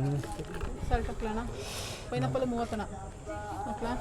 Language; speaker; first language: Kannada; native; Kannada